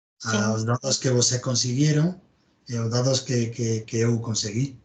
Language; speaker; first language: Portuguese; non-native, learner; Spanish